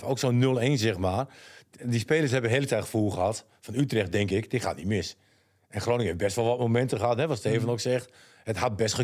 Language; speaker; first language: Dutch; native; Dutch